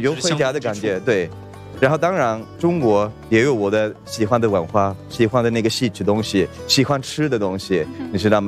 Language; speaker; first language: Chinese; non-native, fluent; Swedish